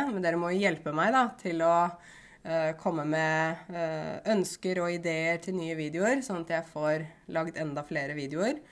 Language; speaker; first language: Norwegian; native; Norwegian